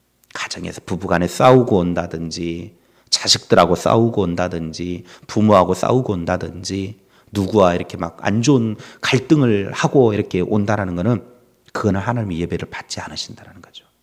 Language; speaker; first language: Korean; native; Korean